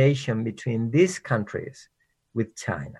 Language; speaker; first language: English; non-native, fluent; Spanish